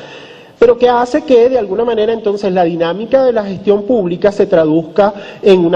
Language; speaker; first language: Spanish; native; Spanish